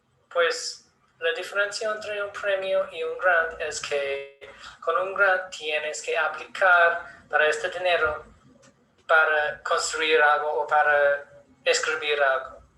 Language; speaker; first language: Spanish; non-native, learner; English